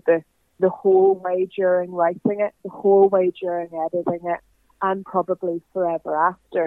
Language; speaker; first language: English; native; English